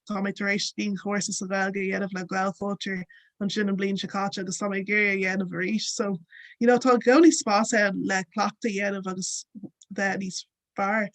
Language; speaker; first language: Irish; non-native, local second language; Yoruba